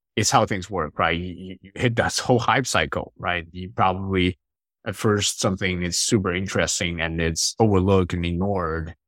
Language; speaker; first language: English; non-native, fluent; Chinese